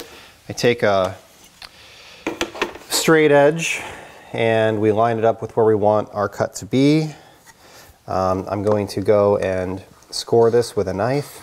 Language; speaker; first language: English; native; English